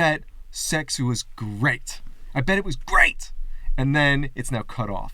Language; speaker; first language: English; native; English